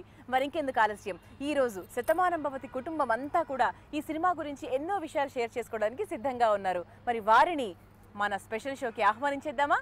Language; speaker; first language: Telugu; native; Telugu